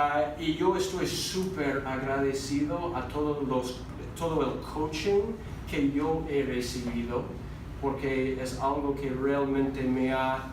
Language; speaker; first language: Spanish; non-native, fluent; English